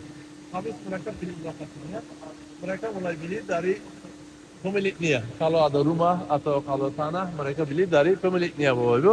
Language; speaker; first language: Indonesian; non-native, fluent; Turkish